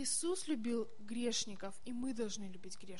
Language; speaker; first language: Russian; native; Russian